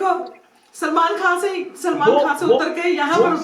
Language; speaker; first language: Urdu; non-native, local second language; Punjabi